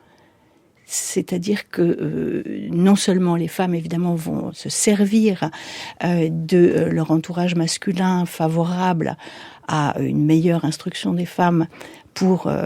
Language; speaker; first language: French; native; French